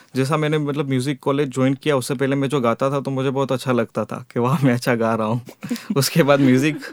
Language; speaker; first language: Hindi; non-native, local second language; Gujarati